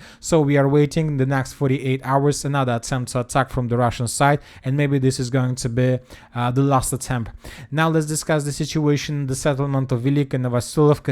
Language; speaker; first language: English; non-native, fluent; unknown